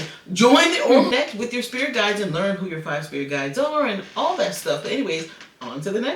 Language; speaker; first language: English; native; English